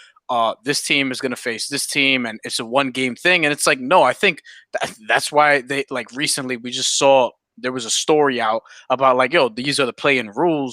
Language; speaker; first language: English; native; English